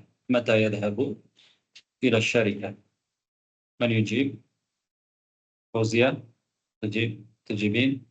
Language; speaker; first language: Arabic; non-native, fluent; Tamil